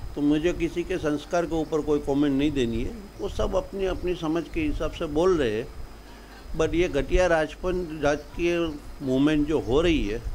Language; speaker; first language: Hindi; non-native, local second language; Gujarati